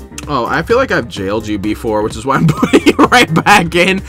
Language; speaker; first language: English; native; English